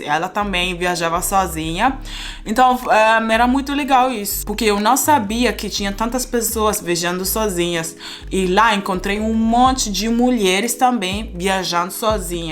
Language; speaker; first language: Portuguese; non-native, fluent; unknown